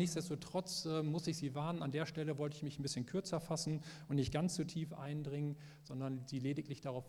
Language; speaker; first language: German; native; German